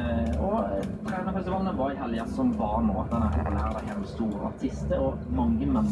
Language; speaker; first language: Norwegian; native; Norwegian